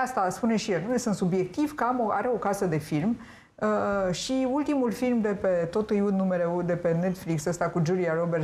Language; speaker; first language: Romanian; native; Romanian